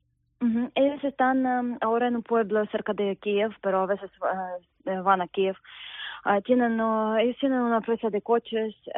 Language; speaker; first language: Spanish; non-native, fluent; Ukrainian